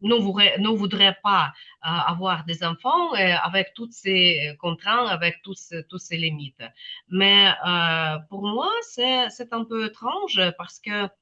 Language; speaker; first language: French; non-native, fluent; Ukrainian